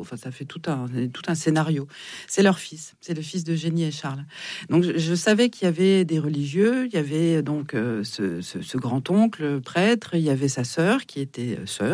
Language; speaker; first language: French; native; French